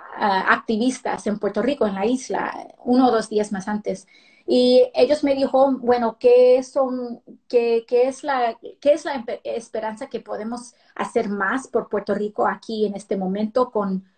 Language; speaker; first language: Spanish; early bilingual, other home language; English